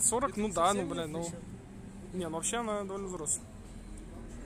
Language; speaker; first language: Russian; native; Russian